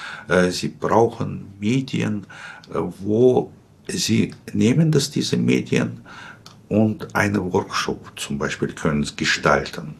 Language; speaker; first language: German; non-native, fluent; Russian